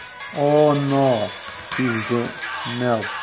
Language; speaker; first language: French; non-native, fluent; Arabic